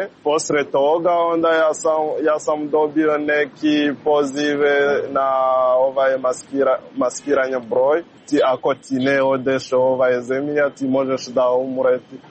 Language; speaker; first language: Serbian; non-native, learner; Rundi